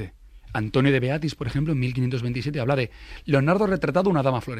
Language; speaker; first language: Spanish; native; Spanish